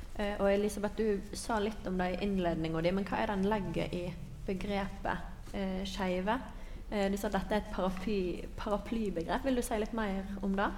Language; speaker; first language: Norwegian; native; Norwegian